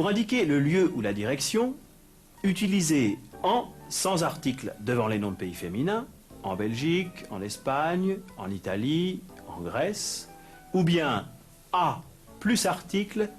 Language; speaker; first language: French; native; French